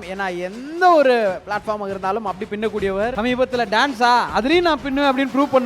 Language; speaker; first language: Tamil; native; Tamil